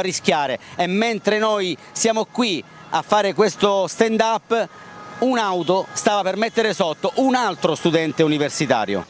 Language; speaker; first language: Italian; native; Italian